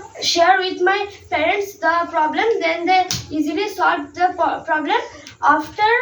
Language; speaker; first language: English; non-native, learner; Bangla